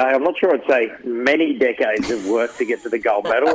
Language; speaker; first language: English; native; English